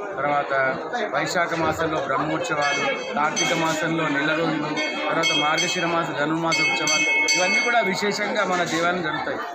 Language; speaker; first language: Telugu; native; Telugu